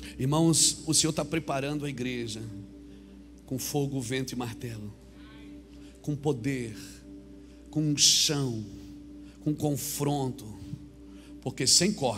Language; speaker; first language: Portuguese; native; Portuguese